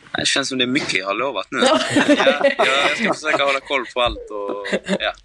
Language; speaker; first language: Swedish; native; Swedish